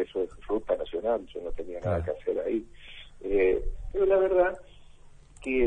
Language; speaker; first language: Spanish; native; Spanish